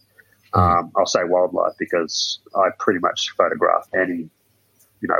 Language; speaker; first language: English; native; English